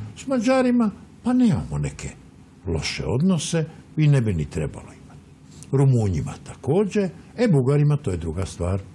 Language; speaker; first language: Croatian; native; Croatian